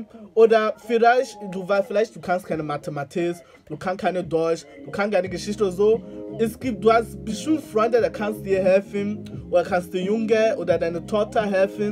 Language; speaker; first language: German; non-native, learner; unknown